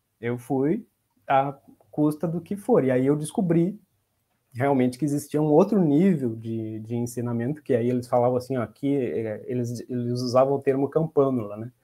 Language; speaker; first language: Portuguese; native; Portuguese